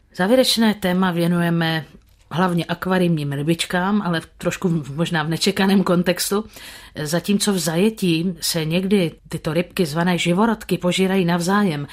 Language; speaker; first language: Czech; native; Czech